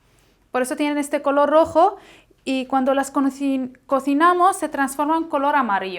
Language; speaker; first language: Spanish; non-native, fluent; Arabic